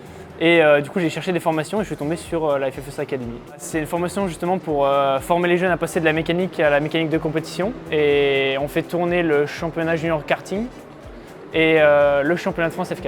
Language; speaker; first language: French; native; French